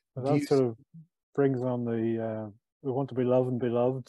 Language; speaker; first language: English; native; English